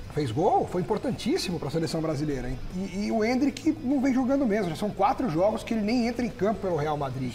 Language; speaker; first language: Portuguese; native; Portuguese